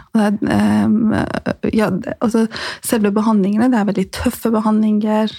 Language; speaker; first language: Norwegian; non-native, fluent; Persian